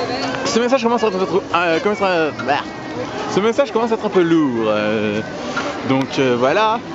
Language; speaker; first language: French; native; French